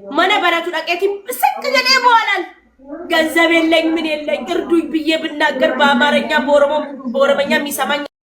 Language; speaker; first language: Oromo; non-native, local second language; Amharic